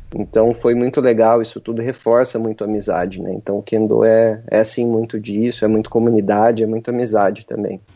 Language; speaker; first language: Portuguese; native; Portuguese